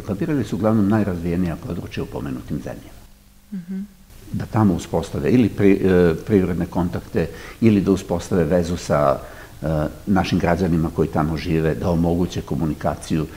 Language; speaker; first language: Serbian; native; Serbian